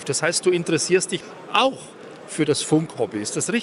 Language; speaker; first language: German; native; German